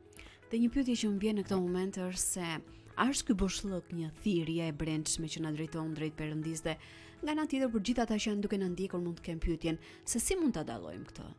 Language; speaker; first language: Albanian; native; Albanian